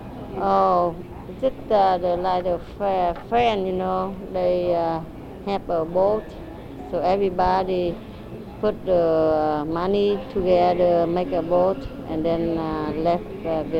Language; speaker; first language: English; non-native, learner; Vietnamese